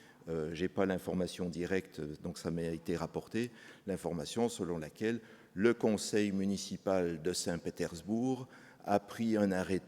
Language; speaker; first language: French; native; French